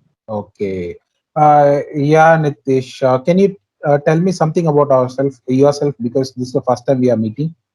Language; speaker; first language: English; non-native, local second language; Tamil